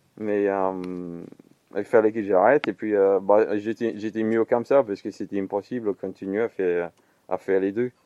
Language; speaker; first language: French; non-native, fluent; English